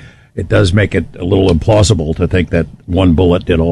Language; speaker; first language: English; native; English